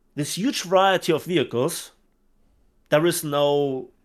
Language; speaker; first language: English; non-native, fluent; German